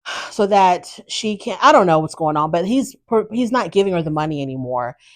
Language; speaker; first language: English; native; English